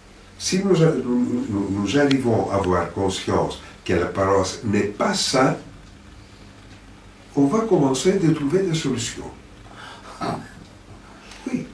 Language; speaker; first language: French; non-native, fluent; Greek